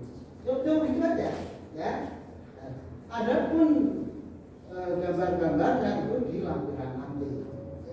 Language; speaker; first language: Indonesian; native; Indonesian